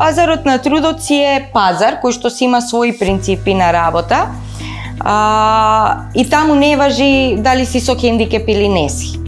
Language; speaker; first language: Macedonian; native; Macedonian